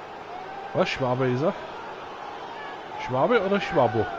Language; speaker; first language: German; native; German